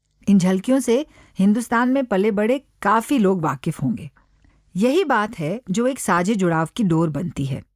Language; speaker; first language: Hindi; native; Hindi